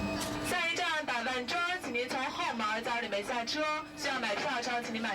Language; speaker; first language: Chinese; native; Chinese